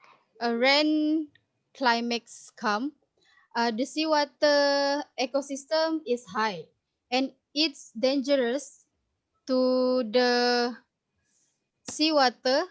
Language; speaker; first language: English; non-native, learner; Indonesian